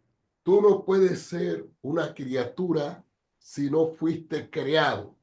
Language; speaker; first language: Spanish; non-native, fluent; English